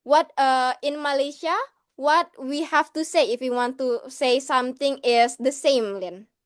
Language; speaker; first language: English; non-native, learner; Indonesian